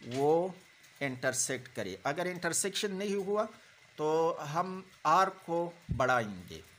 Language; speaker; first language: Urdu; non-native, local second language; Pashto